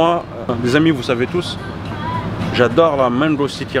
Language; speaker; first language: French; native; French